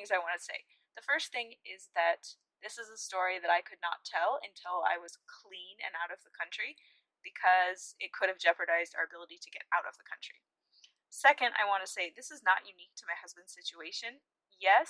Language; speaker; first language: English; native; English